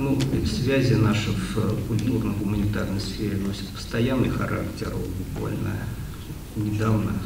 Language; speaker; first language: Russian; native; Russian